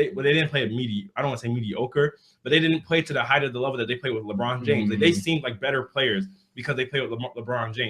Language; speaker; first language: English; native; English